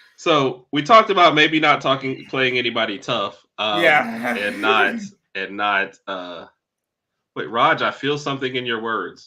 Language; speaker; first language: English; native; English